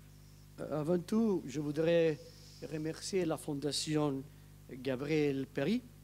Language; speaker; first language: French; non-native, learner; Italian